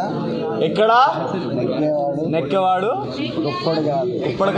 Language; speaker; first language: Telugu; non-native, local second language; Hindi